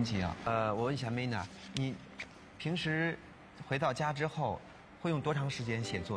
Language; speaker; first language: Chinese; native; Chinese